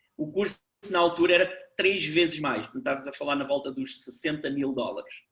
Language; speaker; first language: Portuguese; native; Portuguese